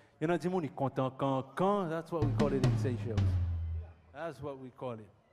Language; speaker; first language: English; non-native, fluent; Seselwa Creole French